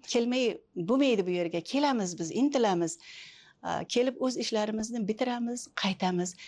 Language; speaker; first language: Uzbek; early bilingual, heritage; Uzbek